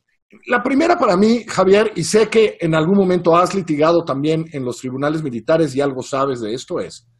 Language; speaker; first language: Spanish; native; Spanish